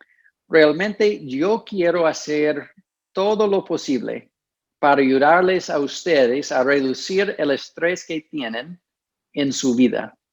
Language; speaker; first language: Spanish; non-native, fluent; English